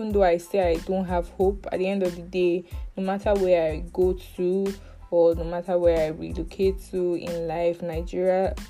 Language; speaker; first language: English; non-native, local second language; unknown